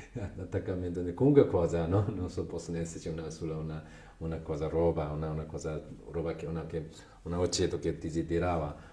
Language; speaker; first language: Italian; non-native, learner; Chinese